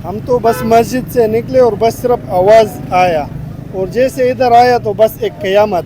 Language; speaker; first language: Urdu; non-native, local second language; Pashto